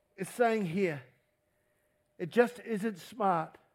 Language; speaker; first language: English; native; English